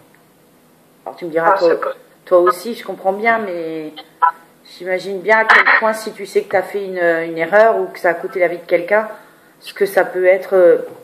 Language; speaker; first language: French; native; French